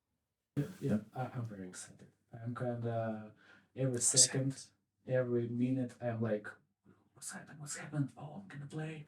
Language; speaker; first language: English; non-native, fluent; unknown